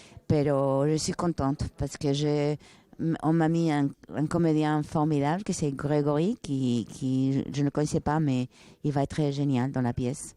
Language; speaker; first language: French; non-native, fluent; Spanish